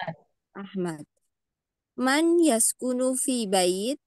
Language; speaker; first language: Arabic; non-native, fluent; Indonesian